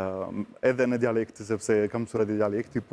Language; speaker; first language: Albanian; non-native, learner; Italian